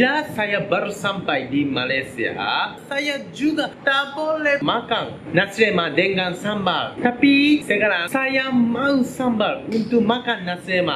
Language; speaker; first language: Indonesian; non-native, learner; Japanese